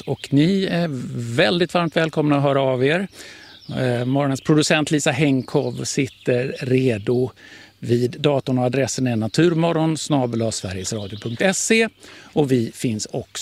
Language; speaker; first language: Swedish; native; Swedish